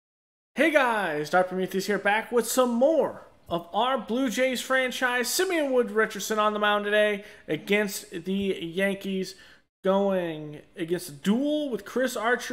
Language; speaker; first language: English; native; English